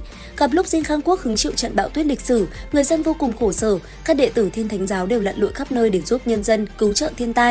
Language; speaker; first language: Vietnamese; native; Vietnamese